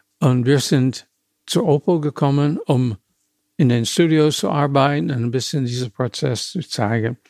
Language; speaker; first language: German; non-native, fluent; English